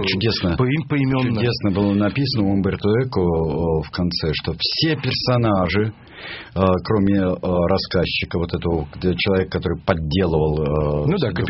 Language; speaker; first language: Russian; native; Russian